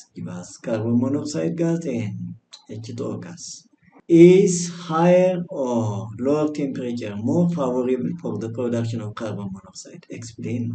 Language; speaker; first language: English; non-native, local second language; Amharic